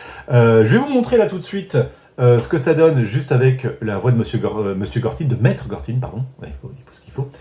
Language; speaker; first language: French; native; French